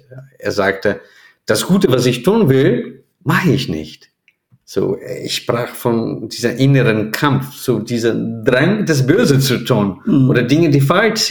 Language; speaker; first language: German; non-native, fluent; Portuguese